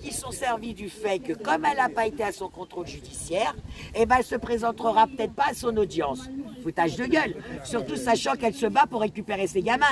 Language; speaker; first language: French; native; French